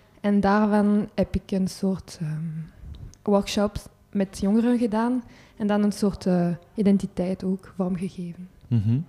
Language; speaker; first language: Dutch; non-native, local second language; French